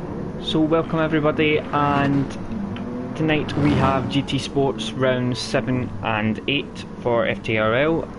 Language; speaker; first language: English; native; English